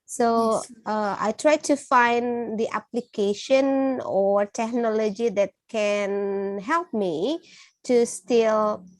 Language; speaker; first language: English; non-native, fluent; Indonesian